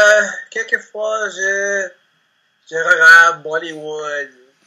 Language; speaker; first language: French; non-native, learner; Spanish